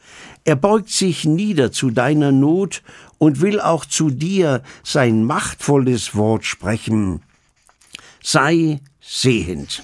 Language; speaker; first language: German; native; German